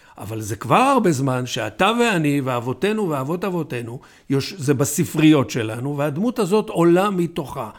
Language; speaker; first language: Hebrew; native; Hebrew